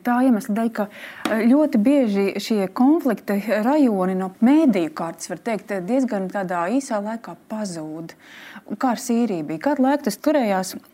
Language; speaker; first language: Latvian; native; Latvian